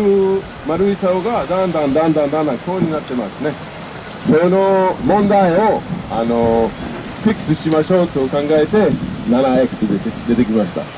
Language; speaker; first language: Japanese; non-native, fluent; French